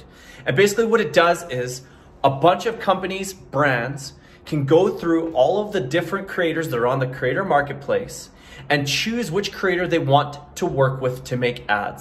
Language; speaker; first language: English; native; English